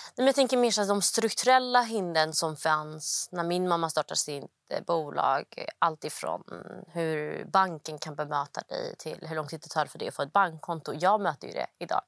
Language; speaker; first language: Swedish; early bilingual, other home language; Somali